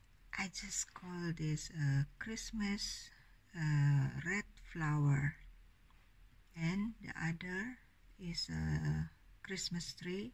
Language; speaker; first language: English; non-native, learner; Indonesian